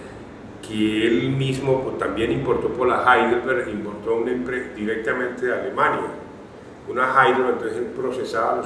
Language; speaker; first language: Spanish; native; Spanish